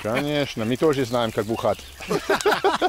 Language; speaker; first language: Russian; non-native, learner; English